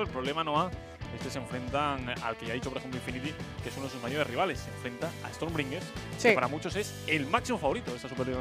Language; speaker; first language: Spanish; native; Spanish